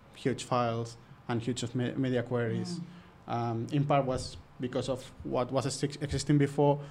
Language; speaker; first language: English; non-native, fluent; Spanish